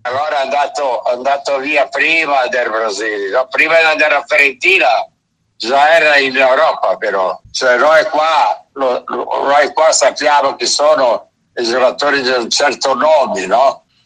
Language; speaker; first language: Italian; non-native, fluent; Portuguese